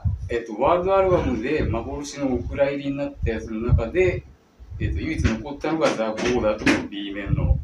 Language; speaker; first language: Japanese; native; Japanese